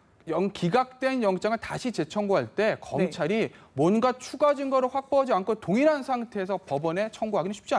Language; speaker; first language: Korean; native; Korean